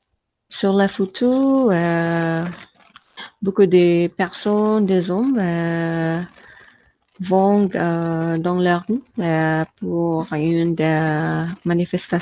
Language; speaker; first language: French; non-native, fluent; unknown